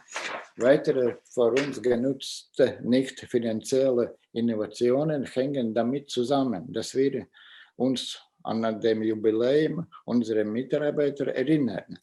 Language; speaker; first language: German; non-native, fluent; Latvian